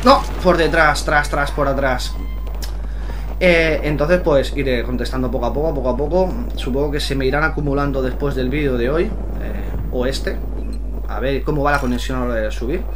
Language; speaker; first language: Spanish; native; Spanish